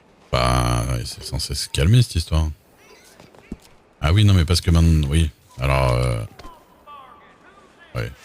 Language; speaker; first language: French; native; French